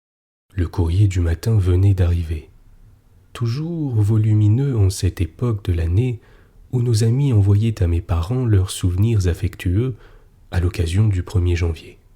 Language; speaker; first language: French; native; French